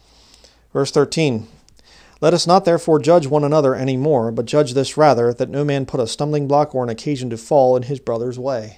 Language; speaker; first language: English; native; English